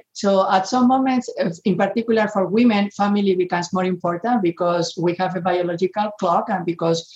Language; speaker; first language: English; non-native, fluent; Spanish